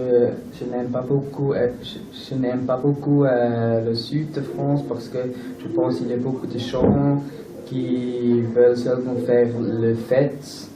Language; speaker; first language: French; non-native, local second language; German